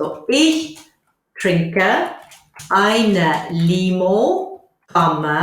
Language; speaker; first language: German; non-native, fluent; English